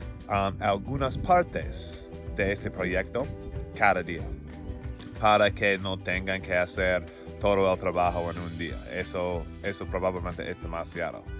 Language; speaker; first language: Spanish; non-native, fluent; English